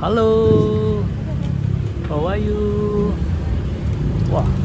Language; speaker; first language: English; non-native, fluent; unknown